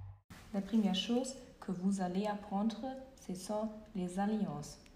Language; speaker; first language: French; non-native, learner; German